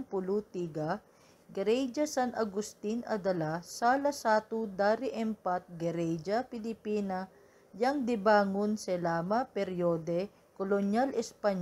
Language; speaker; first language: Indonesian; non-native, learner; Filipino